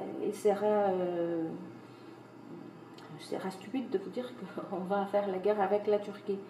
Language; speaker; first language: French; non-native, fluent; Greek